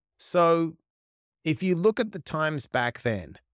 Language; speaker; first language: English; native; English